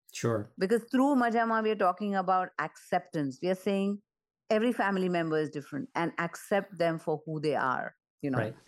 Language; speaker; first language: English; non-native, local second language; Marathi